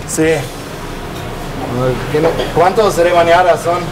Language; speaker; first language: Spanish; non-native, fluent; German